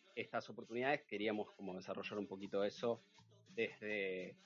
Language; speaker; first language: Spanish; native; Spanish